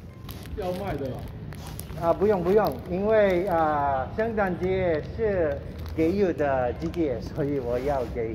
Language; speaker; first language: Chinese; non-native, learner; Filipino